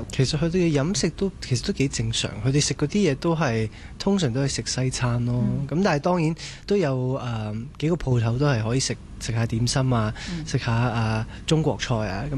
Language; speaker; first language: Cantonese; early bilingual, heritage; Cantonese